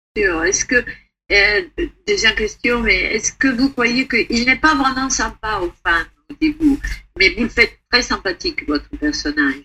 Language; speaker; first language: French; non-native, fluent; Italian